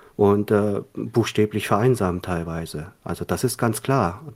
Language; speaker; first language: German; early bilingual, other home language; Korean